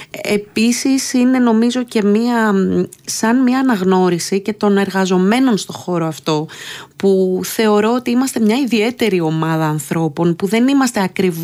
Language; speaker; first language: Greek; native; Greek